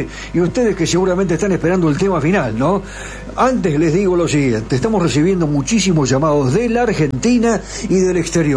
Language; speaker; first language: Spanish; native; Spanish